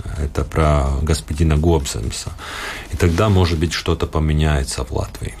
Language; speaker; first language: Russian; non-native, local second language; Latvian